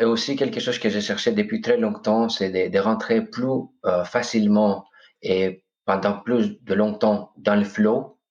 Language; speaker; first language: French; non-native, fluent; Greek